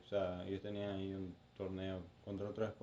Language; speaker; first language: Spanish; native; Spanish